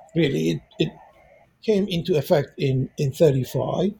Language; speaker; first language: English; non-native, fluent; Persian